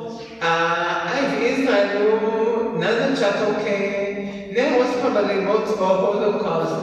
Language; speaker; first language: Slovak; early bilingual, heritage; Slovak